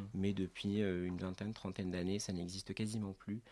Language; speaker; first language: French; non-native, local second language; Arabic